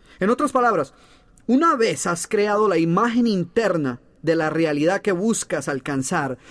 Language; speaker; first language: Spanish; native; Spanish